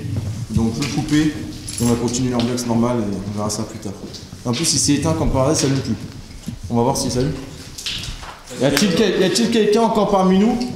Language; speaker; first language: French; native; French